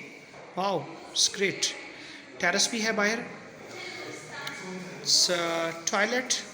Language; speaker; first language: English; non-native, local second language; Urdu